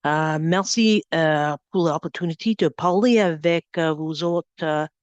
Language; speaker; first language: French; non-native, learner; English